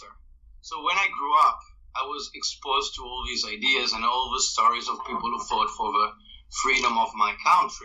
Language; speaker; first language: English; non-native, fluent; Italian